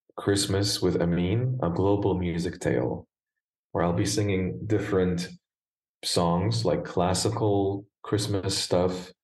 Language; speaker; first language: English; native; English